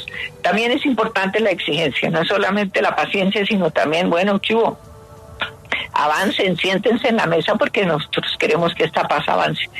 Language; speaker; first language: Spanish; native; Spanish